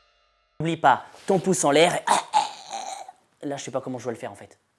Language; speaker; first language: French; native; French